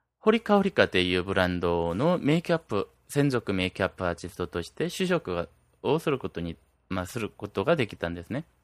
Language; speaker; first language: Japanese; non-native, fluent; Korean